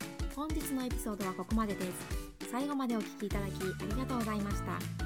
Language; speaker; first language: Japanese; native; Japanese